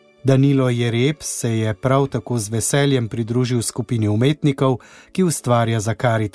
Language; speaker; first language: Slovenian; native; Slovenian